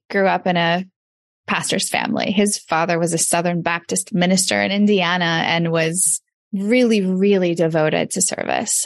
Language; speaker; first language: English; native; English